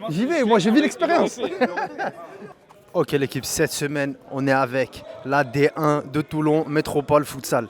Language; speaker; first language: French; native; French